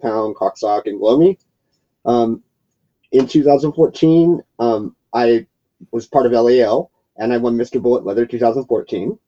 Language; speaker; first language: English; native; English